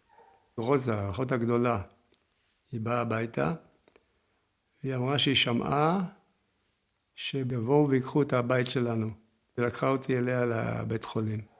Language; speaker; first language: Hebrew; early bilingual, other home language; Yiddish